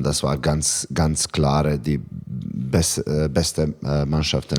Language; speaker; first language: German; non-native, learner; Serbian